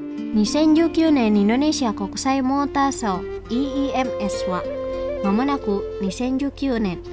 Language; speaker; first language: Japanese; non-native, fluent; Indonesian